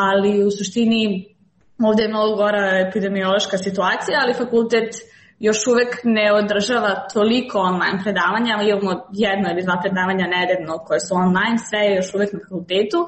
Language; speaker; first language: Serbian; native; Serbian